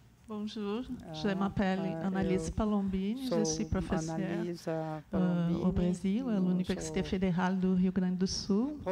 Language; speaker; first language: French; non-native, fluent; Portuguese